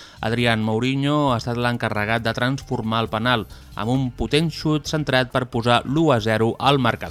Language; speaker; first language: Catalan; native; Catalan